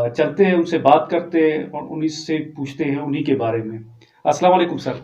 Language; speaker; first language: Urdu; non-native, local second language; Brahui